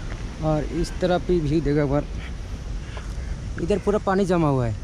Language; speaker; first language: Hindi; non-native, local second language; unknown